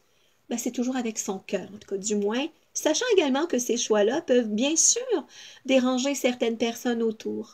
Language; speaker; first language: French; native; French